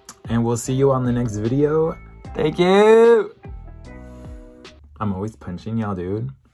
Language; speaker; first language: English; early bilingual, other home language; Spanish